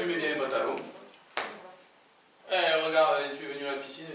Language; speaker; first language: French; native; French